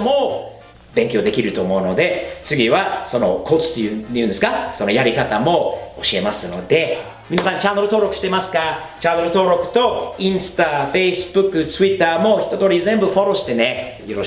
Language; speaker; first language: Japanese; non-native, fluent; English